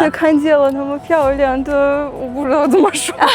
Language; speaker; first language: Chinese; non-native, fluent; Russian